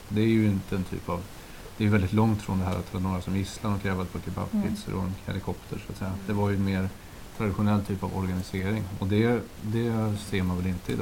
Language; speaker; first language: Swedish; native; Swedish